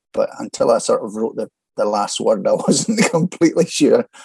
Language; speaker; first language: English; native; English